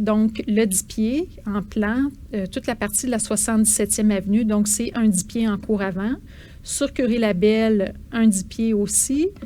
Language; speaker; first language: French; native; French